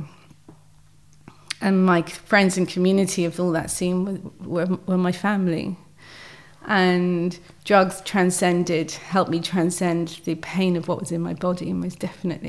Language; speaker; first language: English; native; English